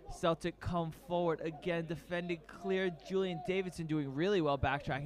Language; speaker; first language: English; native; English